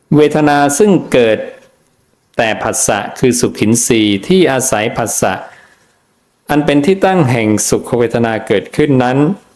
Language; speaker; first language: Thai; native; Thai